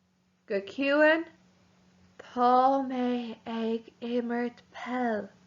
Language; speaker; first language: Irish; non-native, local second language; English